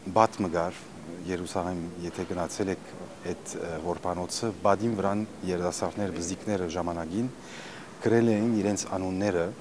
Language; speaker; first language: Armenian; early bilingual, heritage; Armenian